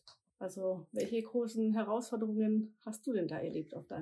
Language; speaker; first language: German; native; German